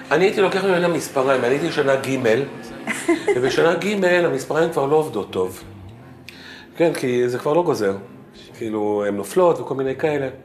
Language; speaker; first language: Hebrew; native; Hebrew